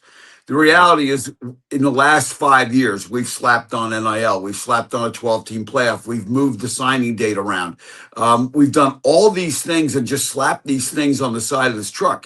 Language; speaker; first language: English; native; English